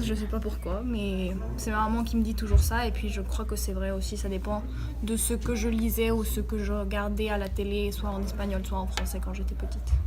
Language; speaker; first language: French; early bilingual, heritage; French